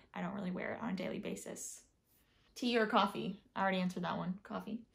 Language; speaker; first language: English; native; English